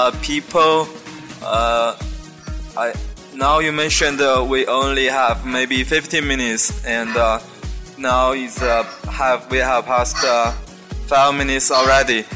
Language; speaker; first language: English; non-native, fluent; Chinese